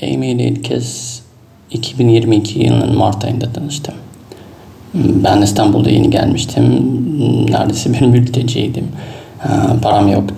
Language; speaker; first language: Turkish; non-native, fluent; Russian